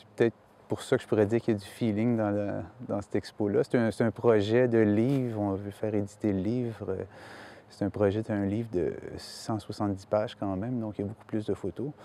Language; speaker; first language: French; native; French